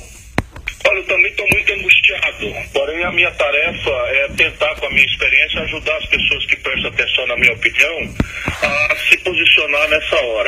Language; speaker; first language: Portuguese; native; Portuguese